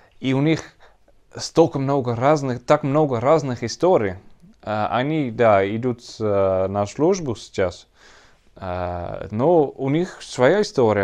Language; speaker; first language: Russian; non-native, learner; Dutch